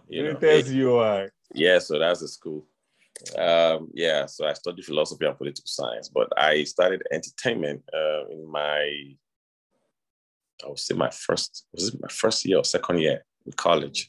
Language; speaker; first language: English; non-native, local second language; Yoruba